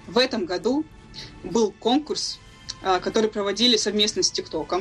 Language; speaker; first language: Russian; native; Russian